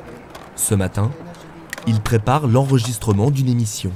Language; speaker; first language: French; native; French